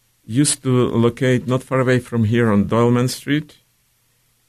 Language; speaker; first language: English; non-native, fluent; Ukrainian